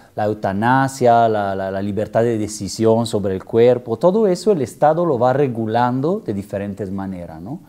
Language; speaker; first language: Spanish; non-native, fluent; Italian